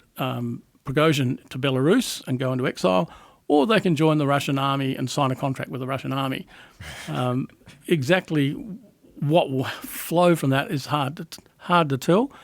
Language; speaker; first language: English; native; English